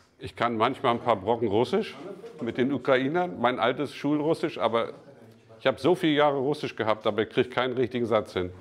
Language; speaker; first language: German; native; German